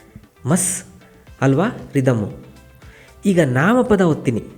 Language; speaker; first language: Kannada; native; Kannada